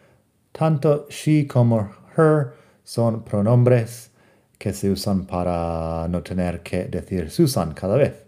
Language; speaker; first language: Spanish; non-native, fluent; English